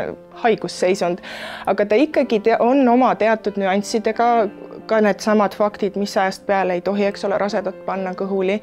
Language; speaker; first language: Estonian; native; Estonian